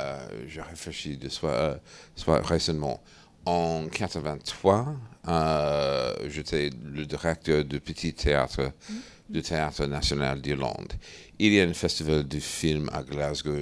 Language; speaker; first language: French; non-native, fluent; English